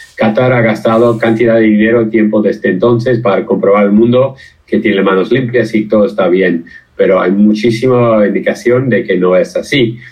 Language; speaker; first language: Spanish; non-native, fluent; English